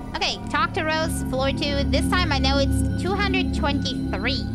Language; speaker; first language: English; non-native, fluent; German